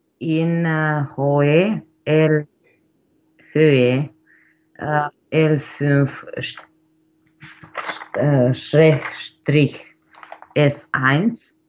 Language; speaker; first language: German; non-native, learner; Romanian